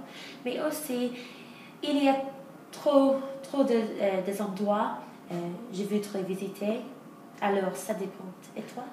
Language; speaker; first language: French; non-native, learner; English